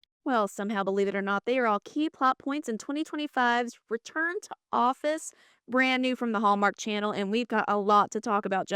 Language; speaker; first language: English; native; English